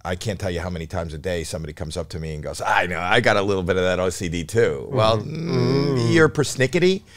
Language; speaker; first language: English; native; English